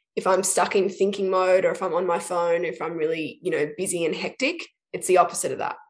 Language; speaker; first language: English; native; English